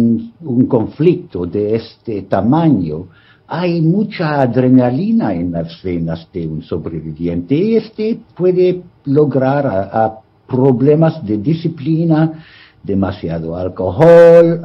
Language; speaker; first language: Spanish; non-native, fluent; English